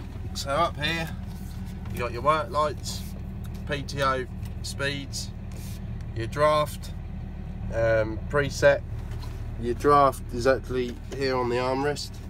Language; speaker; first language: English; native; English